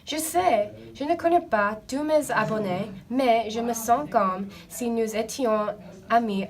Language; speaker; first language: French; non-native, learner; English